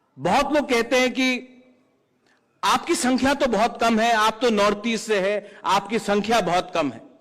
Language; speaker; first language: Hindi; non-native, local second language; Kok Borok